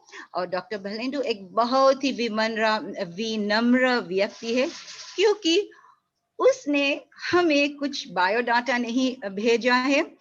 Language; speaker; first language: Hindi; early bilingual, heritage; Hindi